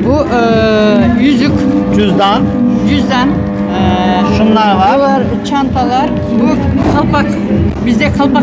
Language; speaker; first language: Turkish; non-native, local second language; Kyrgyz